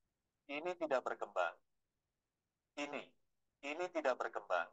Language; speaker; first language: Indonesian; non-native, learner; Vietnamese